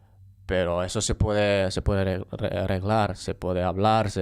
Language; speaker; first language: Spanish; non-native, fluent; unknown